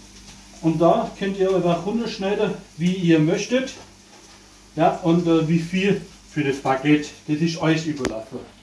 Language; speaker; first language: German; non-native, fluent; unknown